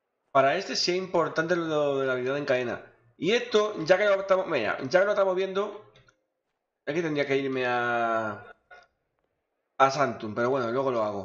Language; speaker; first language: Spanish; native; Spanish